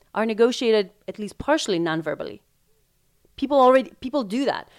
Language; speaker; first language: English; non-native, fluent; Macedonian